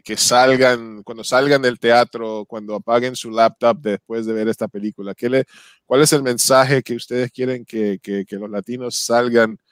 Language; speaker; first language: Spanish; native; Spanish